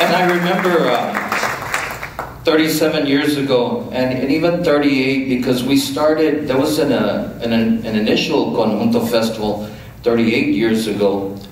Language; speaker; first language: English; native; English